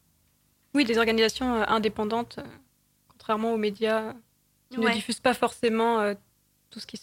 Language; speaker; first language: French; native; French